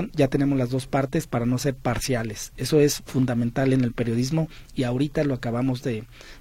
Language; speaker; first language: Spanish; native; Spanish